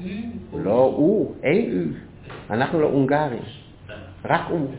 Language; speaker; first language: Hebrew; non-native, fluent; Dutch